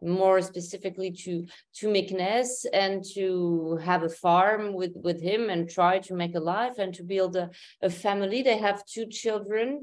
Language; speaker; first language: English; non-native, fluent; Arabic